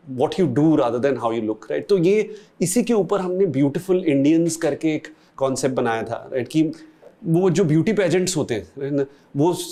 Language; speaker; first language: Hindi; native; Hindi